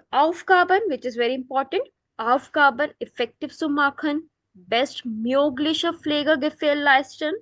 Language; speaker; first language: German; non-native, fluent; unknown